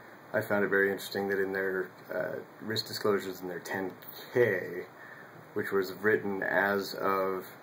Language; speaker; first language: English; native; English